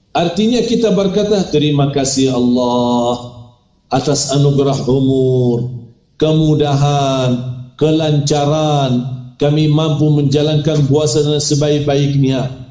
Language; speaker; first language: Malay; non-native, fluent; Arabic